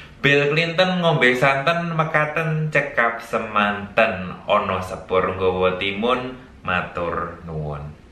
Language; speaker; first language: Javanese; non-native, local second language; Indonesian